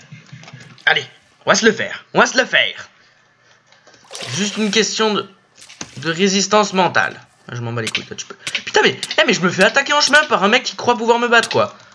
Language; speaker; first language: French; native; French